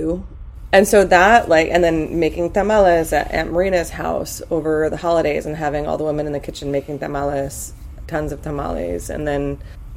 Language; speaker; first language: English; native; English